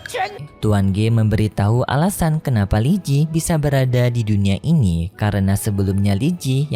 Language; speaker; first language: Indonesian; native; Indonesian